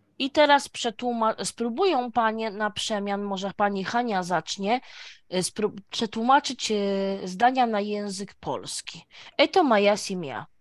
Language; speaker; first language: Polish; native; Polish